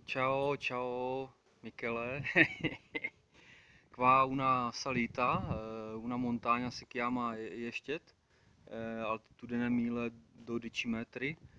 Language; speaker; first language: Italian; non-native, fluent; Czech